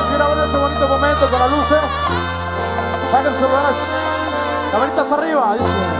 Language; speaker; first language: Spanish; native; Spanish